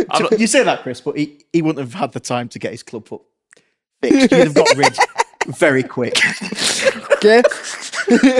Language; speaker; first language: English; native; English